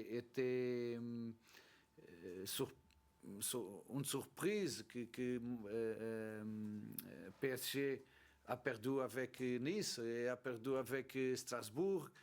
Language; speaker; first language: French; non-native, learner; Portuguese